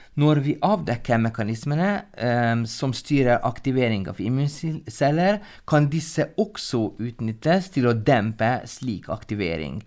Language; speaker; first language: Norwegian; non-native, fluent; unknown